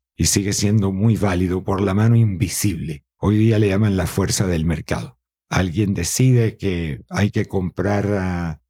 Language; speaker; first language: Spanish; native; Spanish